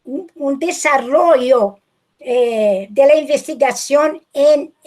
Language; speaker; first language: Spanish; non-native, fluent; Portuguese